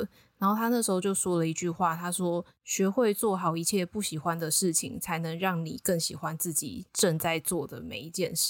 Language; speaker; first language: Chinese; native; Chinese